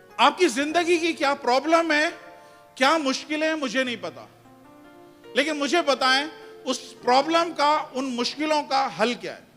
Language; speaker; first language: Urdu; non-native, local second language; Punjabi